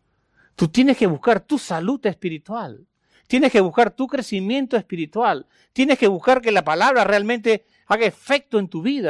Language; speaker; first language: Spanish; native; Spanish